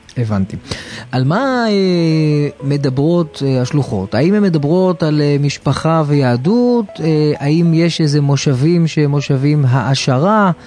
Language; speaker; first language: Hebrew; native; Hebrew